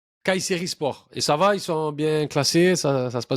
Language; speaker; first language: French; native; French